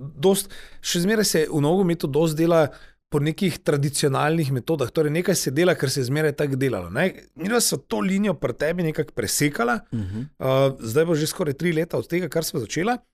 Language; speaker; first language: Slovenian; native; Slovenian